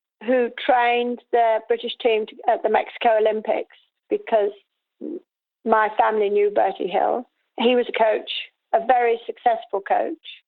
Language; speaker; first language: English; native; English